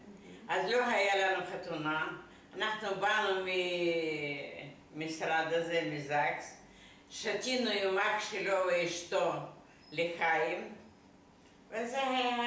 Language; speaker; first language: Hebrew; non-native, fluent; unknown